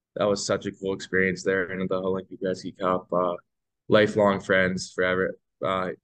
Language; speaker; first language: English; native; English